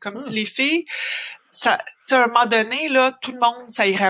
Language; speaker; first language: French; native; French